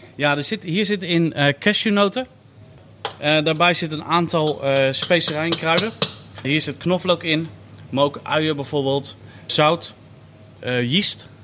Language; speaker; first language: Dutch; native; Dutch